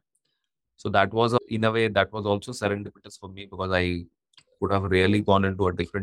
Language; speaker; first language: English; non-native, local second language; Hindi